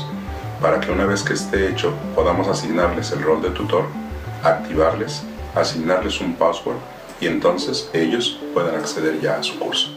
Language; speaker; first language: Spanish; native; Spanish